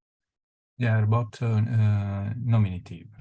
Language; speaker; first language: English; non-native, learner; Italian